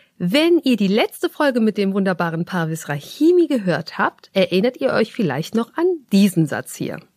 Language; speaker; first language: German; native; German